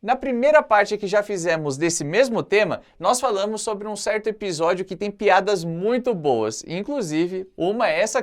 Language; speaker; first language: Portuguese; native; Portuguese